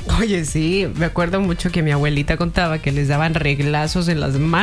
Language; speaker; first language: Spanish; native; Spanish